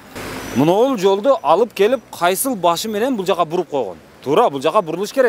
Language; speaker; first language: Kyrgyz; native; Kyrgyz